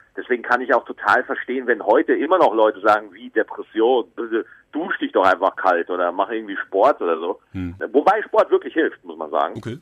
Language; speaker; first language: German; native; German